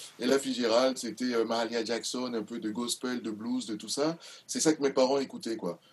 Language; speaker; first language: French; non-native, local second language; Duala